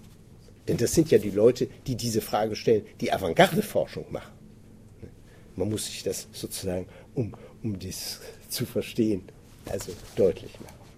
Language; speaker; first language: German; native; German